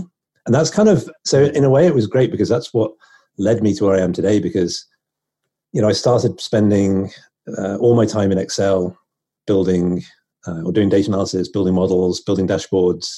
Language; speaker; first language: English; native; English